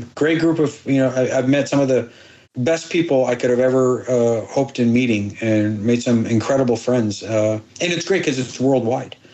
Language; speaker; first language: English; early bilingual, other home language; Persian